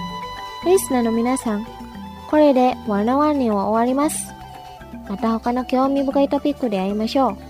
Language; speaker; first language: Japanese; non-native, fluent; Indonesian